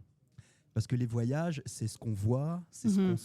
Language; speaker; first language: French; native; French